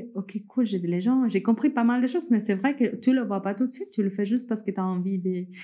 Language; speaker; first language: French; early bilingual, other home language; Spanish